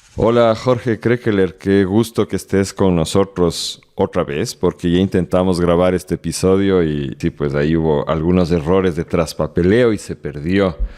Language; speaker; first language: Spanish; native; Spanish